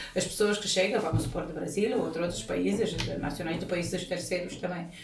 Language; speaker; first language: Portuguese; non-native, fluent; Romanian